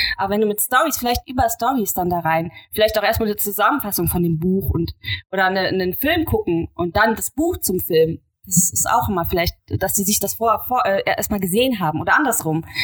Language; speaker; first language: German; native; German